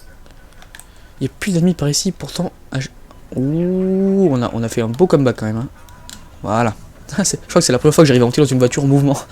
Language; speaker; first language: French; native; French